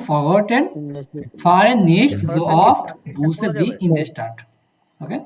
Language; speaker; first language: German; non-native, learner; Bangla